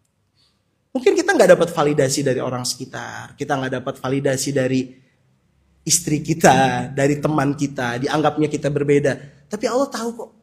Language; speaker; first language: Indonesian; native; Indonesian